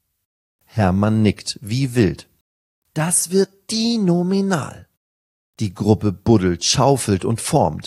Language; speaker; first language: German; native; German